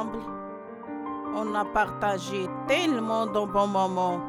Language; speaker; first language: French; non-native, learner; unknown